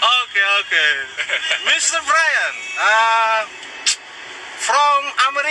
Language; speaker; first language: English; non-native, learner; Indonesian